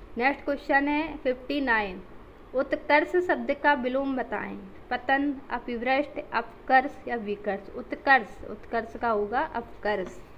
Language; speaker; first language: Hindi; native; Hindi